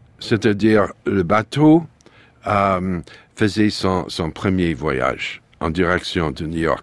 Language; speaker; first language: French; non-native, fluent; English